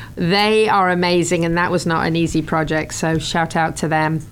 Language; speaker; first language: English; native; English